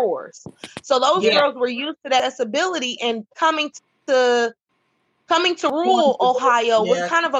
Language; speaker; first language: English; native; English